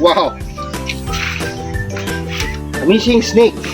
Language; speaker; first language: English; non-native, local second language; Filipino